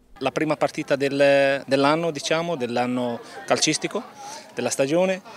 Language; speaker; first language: Italian; non-native, fluent; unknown